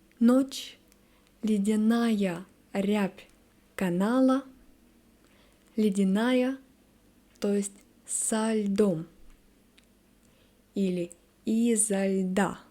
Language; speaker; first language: Russian; native; Russian